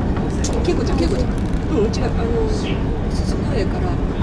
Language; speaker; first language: Japanese; native; Japanese